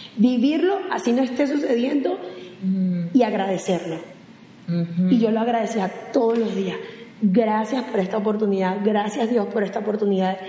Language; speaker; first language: Spanish; native; Spanish